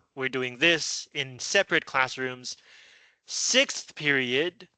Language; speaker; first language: English; non-native, fluent; Chinese